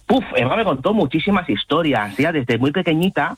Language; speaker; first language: Spanish; native; Spanish